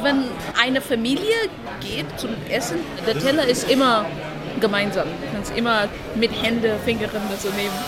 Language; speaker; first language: German; non-native, learner; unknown